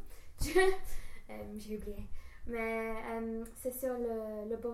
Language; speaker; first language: French; non-native, learner; English